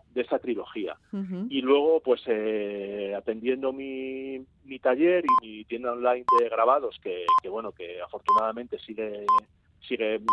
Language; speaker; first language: Spanish; native; Spanish